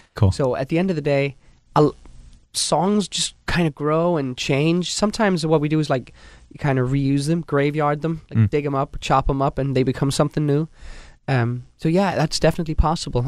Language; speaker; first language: English; non-native, fluent; Danish